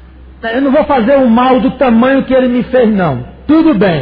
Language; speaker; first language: Portuguese; native; Portuguese